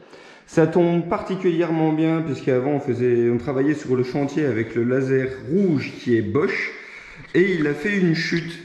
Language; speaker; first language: French; native; French